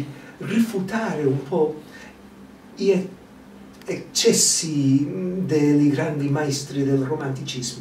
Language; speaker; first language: Italian; non-native, fluent; English